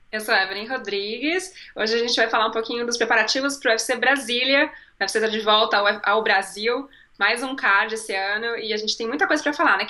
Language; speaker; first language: Portuguese; native; Portuguese